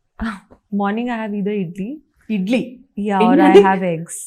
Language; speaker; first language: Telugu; non-native, learner; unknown